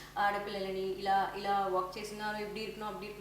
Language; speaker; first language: Telugu; non-native, learner; Tamil